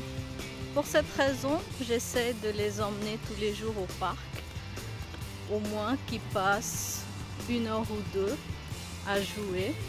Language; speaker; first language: French; non-native, fluent; Bangla